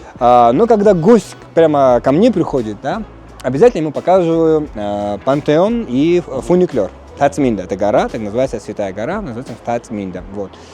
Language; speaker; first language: Russian; non-native, fluent; Kurdish